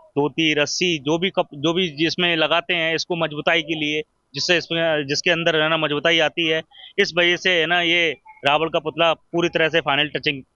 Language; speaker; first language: Hindi; native; Hindi